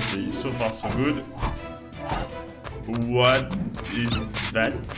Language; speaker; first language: English; non-native, fluent; French